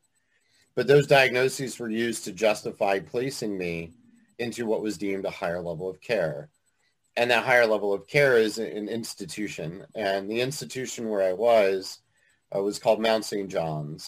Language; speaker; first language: English; native; English